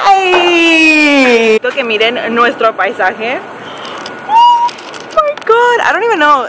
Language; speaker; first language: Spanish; early bilingual, heritage; Spanish